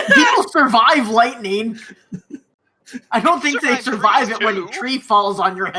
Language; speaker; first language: English; native; English